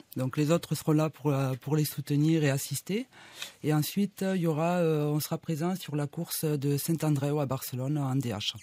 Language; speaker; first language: French; native; French